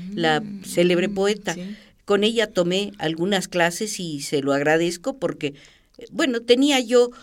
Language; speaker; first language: Spanish; native; Spanish